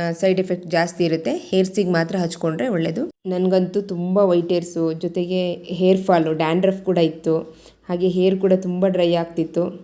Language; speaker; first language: Kannada; native; Kannada